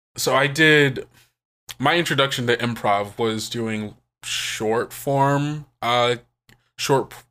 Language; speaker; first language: English; native; English